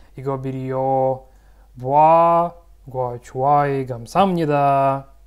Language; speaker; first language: Korean; non-native, learner; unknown